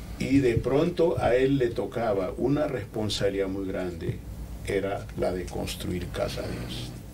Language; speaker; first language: Spanish; native; Spanish